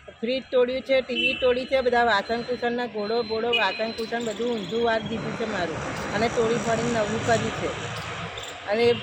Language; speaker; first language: Gujarati; native; Gujarati